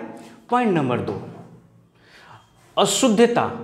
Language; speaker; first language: Hindi; native; Hindi